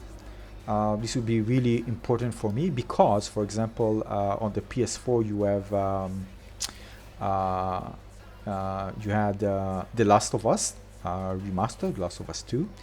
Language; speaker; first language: English; non-native, fluent; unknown